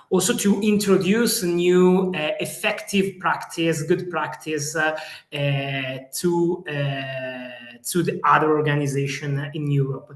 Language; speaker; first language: English; non-native, fluent; Italian